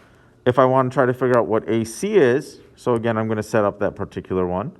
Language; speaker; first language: English; native; English